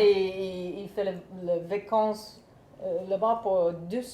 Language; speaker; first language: French; non-native, learner; English